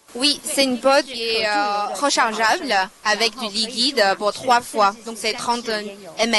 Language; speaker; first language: French; non-native, fluent; Chinese